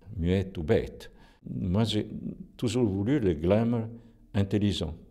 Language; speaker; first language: French; non-native, local second language; Italian